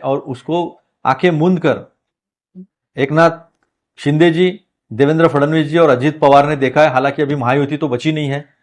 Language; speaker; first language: Hindi; non-native, local second language; Marathi